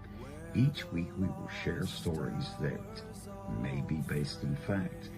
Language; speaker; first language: English; native; English